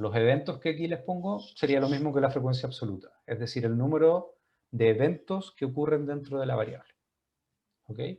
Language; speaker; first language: Spanish; native; Spanish